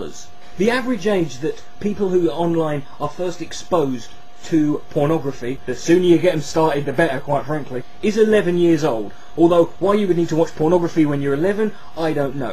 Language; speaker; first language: English; native; English